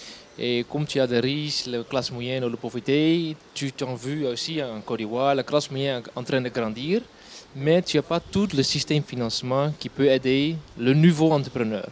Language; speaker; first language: French; non-native, fluent; Dutch